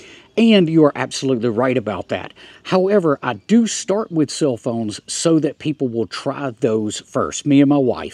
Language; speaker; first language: English; native; English